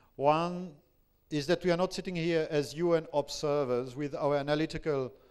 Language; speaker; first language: English; non-native, fluent; French